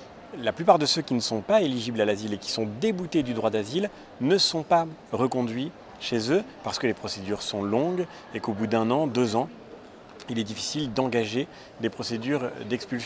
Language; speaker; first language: French; native; French